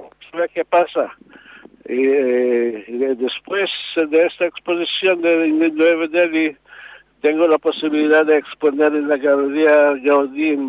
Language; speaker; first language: Spanish; non-native, learner; Hebrew